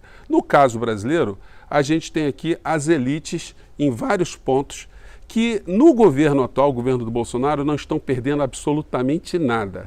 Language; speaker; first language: Portuguese; native; Portuguese